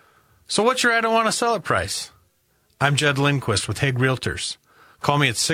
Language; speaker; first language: English; native; English